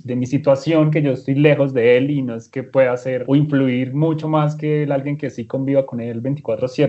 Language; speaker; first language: Spanish; native; Spanish